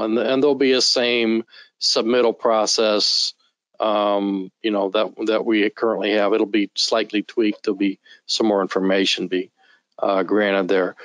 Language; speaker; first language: English; native; English